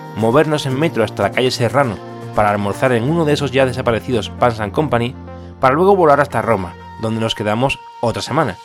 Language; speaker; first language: Spanish; native; Spanish